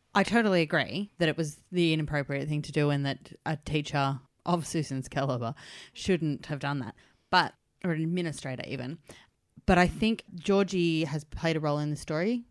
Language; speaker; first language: English; native; English